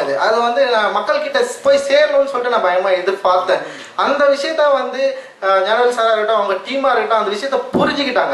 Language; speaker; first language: Tamil; native; Tamil